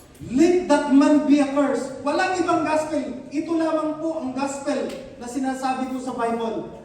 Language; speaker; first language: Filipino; non-native, local second language; Cebuano